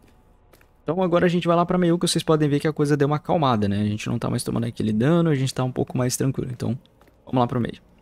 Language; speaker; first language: Portuguese; native; Portuguese